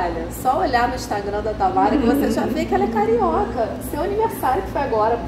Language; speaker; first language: Portuguese; native; Portuguese